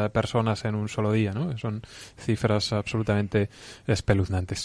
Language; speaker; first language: Spanish; native; Spanish